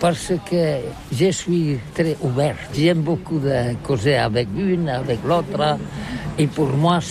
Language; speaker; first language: French; non-native, learner; Catalan